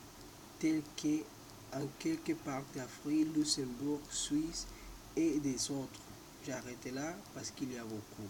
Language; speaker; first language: French; non-native, learner; Spanish